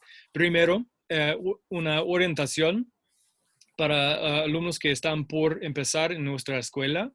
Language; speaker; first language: Spanish; non-native, fluent; English